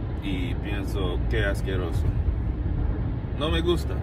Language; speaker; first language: Spanish; non-native, learner; English